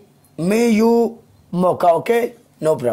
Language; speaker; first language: English; non-native, learner; Punjabi